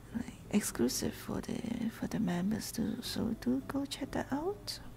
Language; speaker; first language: English; non-native, local second language; Cantonese